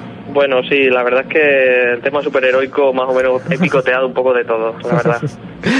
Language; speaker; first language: Spanish; native; Spanish